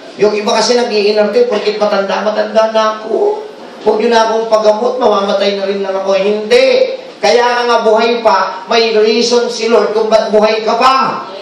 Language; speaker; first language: Filipino; native; Filipino